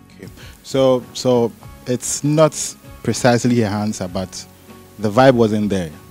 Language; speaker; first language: English; non-native, local second language; Ewe